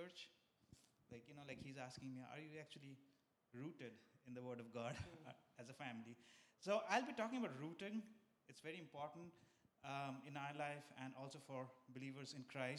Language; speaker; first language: English; non-native, local second language; Bangla